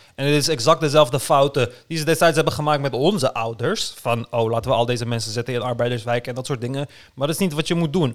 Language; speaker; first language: Dutch; early bilingual, other home language; Turkish